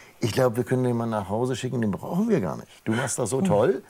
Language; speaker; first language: German; native; German